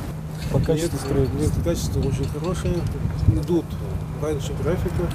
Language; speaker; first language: Russian; native; Russian